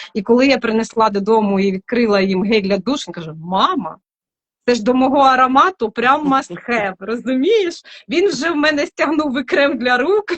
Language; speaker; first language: Ukrainian; non-native, local second language; Russian